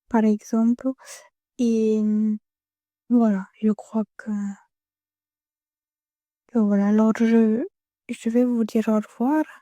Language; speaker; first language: French; non-native, learner; Spanish